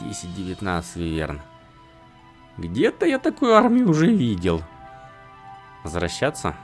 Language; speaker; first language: Russian; native; Russian